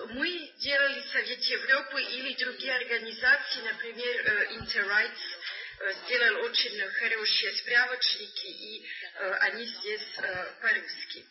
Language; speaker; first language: Russian; non-native, learner; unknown